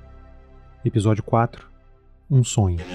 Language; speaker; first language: Portuguese; native; Portuguese